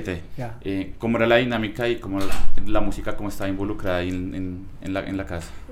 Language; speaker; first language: Spanish; native; Spanish